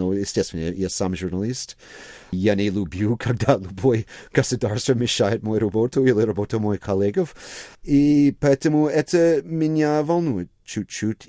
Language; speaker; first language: Russian; non-native, fluent; English